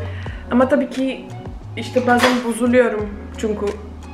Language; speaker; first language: Turkish; non-native, fluent; Polish